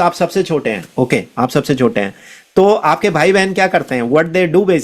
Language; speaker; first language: Hindi; native; Hindi